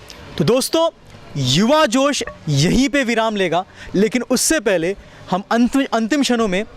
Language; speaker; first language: Hindi; native; Hindi